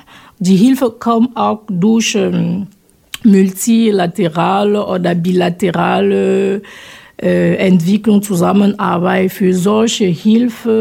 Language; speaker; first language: German; non-native, fluent; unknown